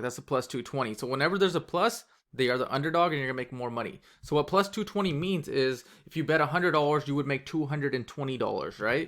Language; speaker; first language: English; native; English